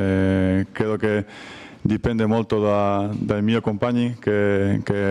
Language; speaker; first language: Italian; non-native, learner; Spanish